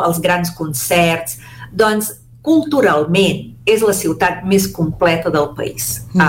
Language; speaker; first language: Catalan; early bilingual, heritage; Catalan